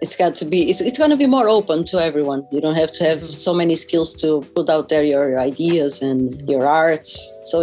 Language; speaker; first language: English; non-native, fluent; Portuguese